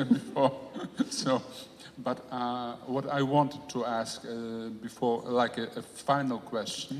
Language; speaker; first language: English; non-native, fluent; Polish